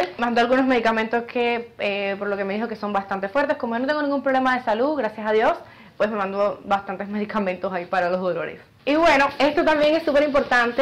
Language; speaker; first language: Spanish; native; Spanish